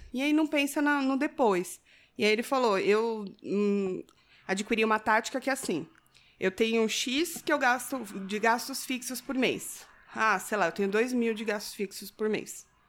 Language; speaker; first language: Portuguese; native; Portuguese